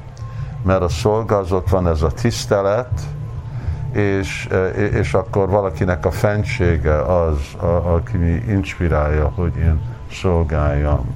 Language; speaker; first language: Hungarian; early bilingual, heritage; Hungarian